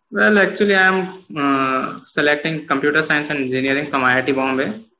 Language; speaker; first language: English; non-native, local second language; Hindi